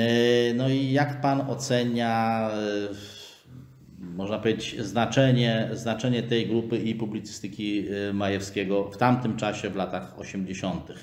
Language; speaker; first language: Polish; native; Polish